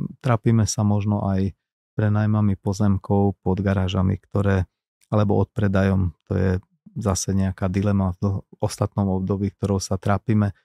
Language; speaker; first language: Slovak; non-native, local second language; Hungarian